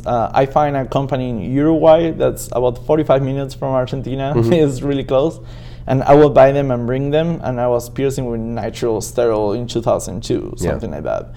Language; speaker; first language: English; non-native, fluent; Spanish